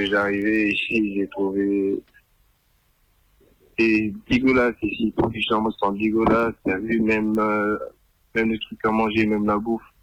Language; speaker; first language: French; non-native, learner; Arabic